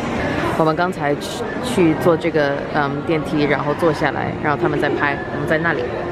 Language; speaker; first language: Chinese; early bilingual, heritage; Chinese